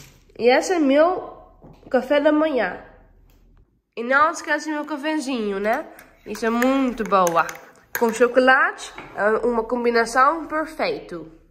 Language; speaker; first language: Portuguese; non-native, learner; Dutch